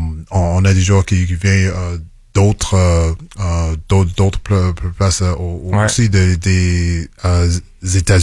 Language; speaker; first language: French; non-native, local second language; English